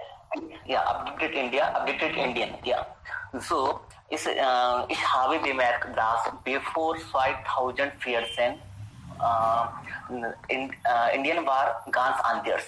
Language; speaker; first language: German; non-native, learner; Hindi